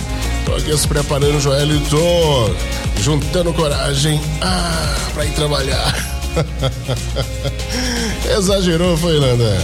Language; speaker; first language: Portuguese; native; Portuguese